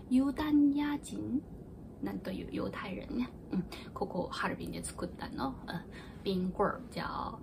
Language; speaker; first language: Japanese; non-native, fluent; Chinese